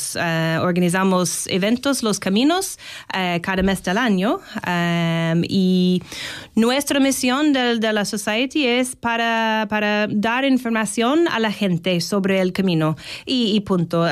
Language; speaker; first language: Spanish; non-native, fluent; English